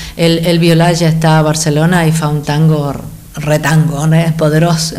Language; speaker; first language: Catalan; non-native, fluent; Spanish